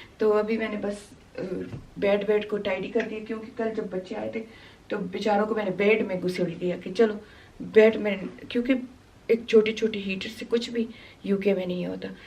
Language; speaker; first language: Urdu; non-native, local second language; Pashto